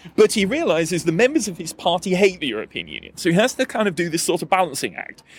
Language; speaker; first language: English; native; English